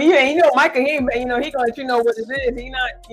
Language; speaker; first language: English; native; English